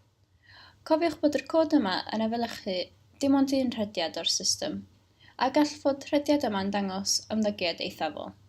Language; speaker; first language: Welsh; native; Welsh